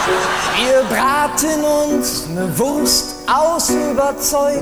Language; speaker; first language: German; native; German